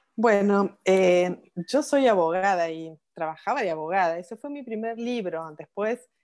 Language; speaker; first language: Spanish; native; Spanish